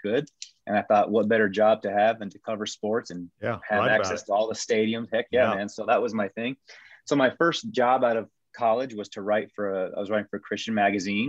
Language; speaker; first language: English; native; English